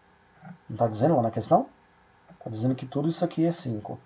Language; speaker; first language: Portuguese; native; Portuguese